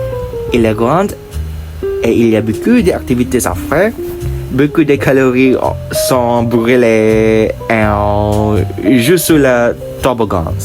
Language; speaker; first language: French; non-native, learner; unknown